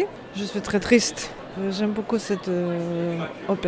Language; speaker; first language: French; non-native, learner; Ukrainian